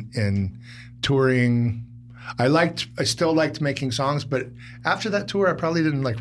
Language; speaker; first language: English; native; English